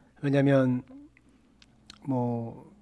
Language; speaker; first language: Korean; native; Korean